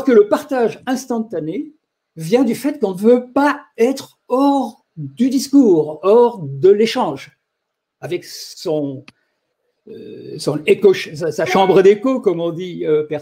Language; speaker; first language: French; native; French